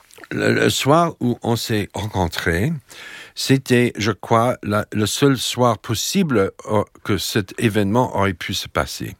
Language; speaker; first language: French; non-native, fluent; English